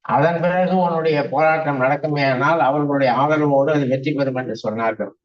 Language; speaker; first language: Tamil; native; Tamil